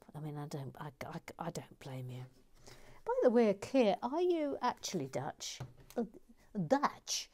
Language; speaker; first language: English; native; English